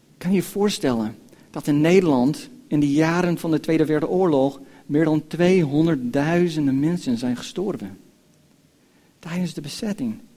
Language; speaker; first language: Dutch; non-native, fluent; English